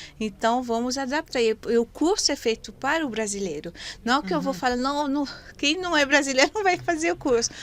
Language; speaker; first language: Portuguese; non-native, fluent; French